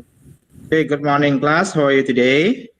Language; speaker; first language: English; non-native, learner; Indonesian